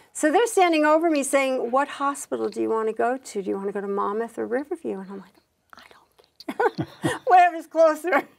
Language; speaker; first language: English; native; English